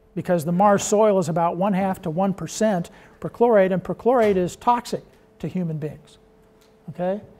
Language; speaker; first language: English; native; English